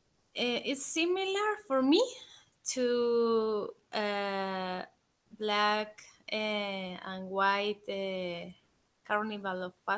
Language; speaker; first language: English; non-native, learner; Spanish